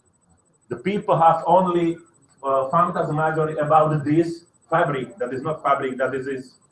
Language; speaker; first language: English; non-native, learner; Slovak